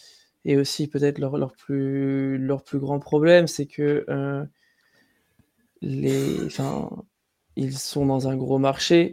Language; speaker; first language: French; native; French